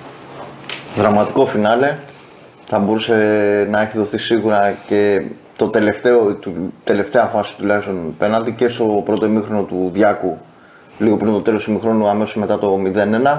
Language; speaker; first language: Greek; native; Greek